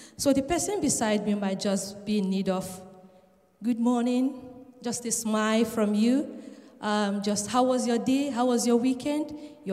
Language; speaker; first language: English; non-native, local second language; Igbo